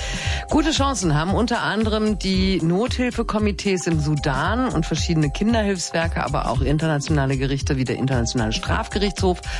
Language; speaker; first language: German; native; German